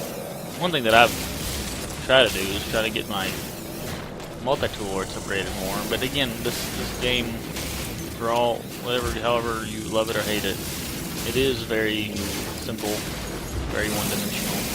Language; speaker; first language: English; native; English